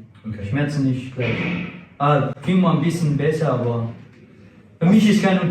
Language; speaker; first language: German; non-native, fluent; Arabic